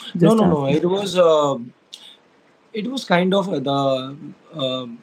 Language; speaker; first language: English; non-native, local second language; Hindi